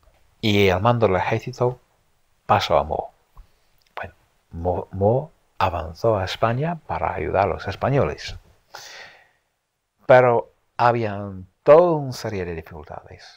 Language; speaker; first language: Spanish; non-native, fluent; English